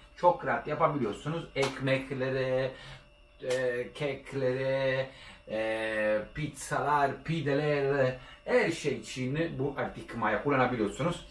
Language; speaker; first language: Turkish; non-native, learner; Italian